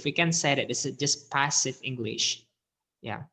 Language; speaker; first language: English; non-native, fluent; Indonesian